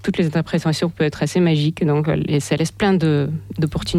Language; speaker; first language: French; non-native, fluent; Russian